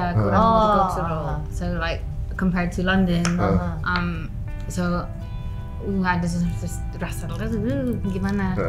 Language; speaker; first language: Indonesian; non-native, learner; English